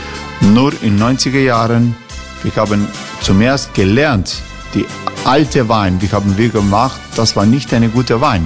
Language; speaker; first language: German; non-native, learner; Croatian